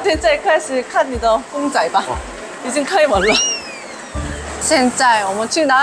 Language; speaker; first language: Chinese; non-native, fluent; Korean